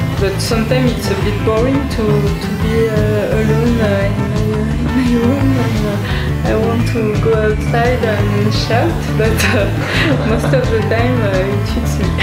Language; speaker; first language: English; non-native, learner; French